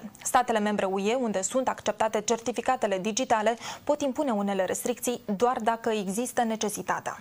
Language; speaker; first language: Romanian; native; Romanian